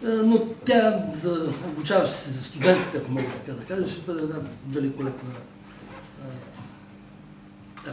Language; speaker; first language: Bulgarian; native; Bulgarian